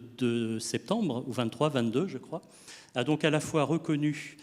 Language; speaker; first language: French; native; French